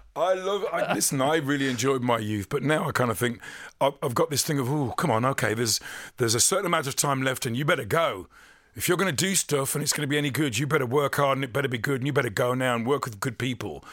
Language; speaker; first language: English; native; English